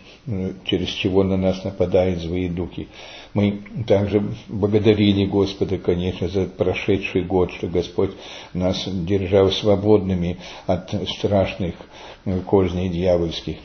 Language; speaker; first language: Russian; early bilingual, heritage; Russian